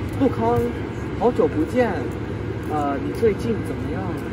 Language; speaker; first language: Chinese; non-native, learner; English